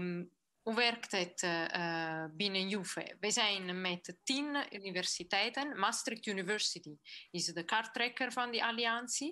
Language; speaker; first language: Dutch; non-native, fluent; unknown